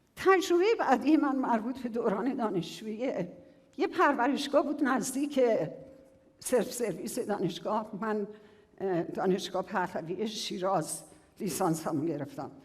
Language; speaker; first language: Persian; native; Persian